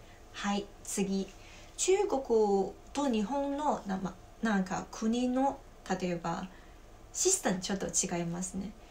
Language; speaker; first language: Japanese; non-native, fluent; Chinese